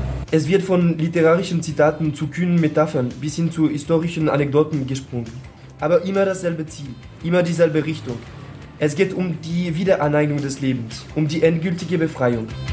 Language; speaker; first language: German; non-native, fluent; French